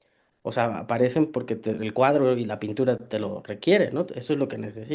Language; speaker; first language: Spanish; native; Spanish